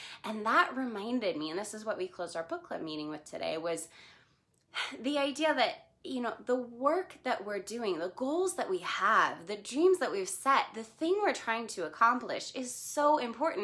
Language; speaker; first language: English; native; English